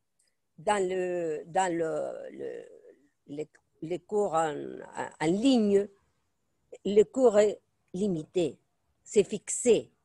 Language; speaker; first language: French; non-native, fluent; Spanish